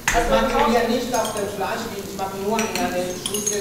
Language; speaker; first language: German; non-native, fluent; Italian